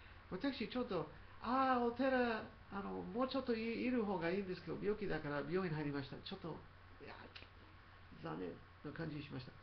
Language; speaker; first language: Japanese; non-native, fluent; English